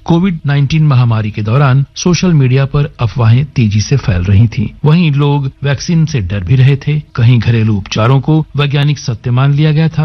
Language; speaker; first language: Hindi; native; Hindi